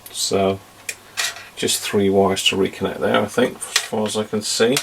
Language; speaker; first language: English; native; English